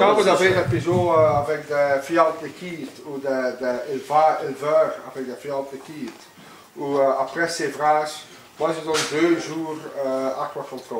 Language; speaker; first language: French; non-native, local second language; Dutch